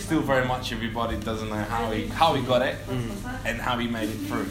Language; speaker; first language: English; early bilingual, other home language; Portuguese